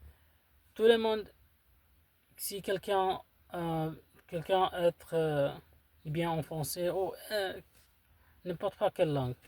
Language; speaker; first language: French; non-native, learner; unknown